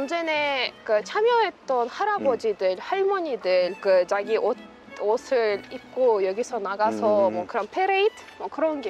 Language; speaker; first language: Korean; non-native, fluent; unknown